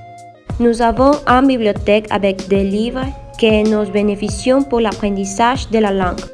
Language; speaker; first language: French; non-native, learner; Spanish